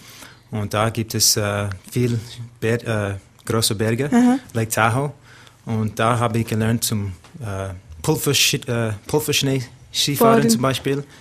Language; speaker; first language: German; non-native, learner; English